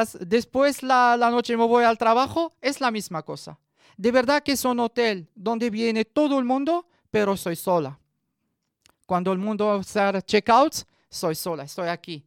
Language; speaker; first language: Spanish; non-native, learner; Arabic